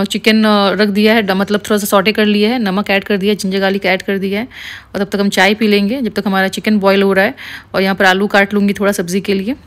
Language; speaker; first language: Hindi; native; Hindi